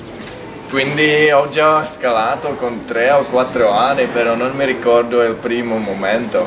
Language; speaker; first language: Italian; non-native, fluent; Czech